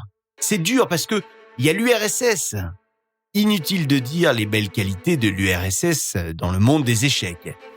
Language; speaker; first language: French; native; French